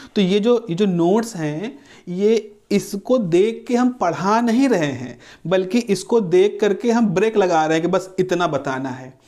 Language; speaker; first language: Hindi; native; Hindi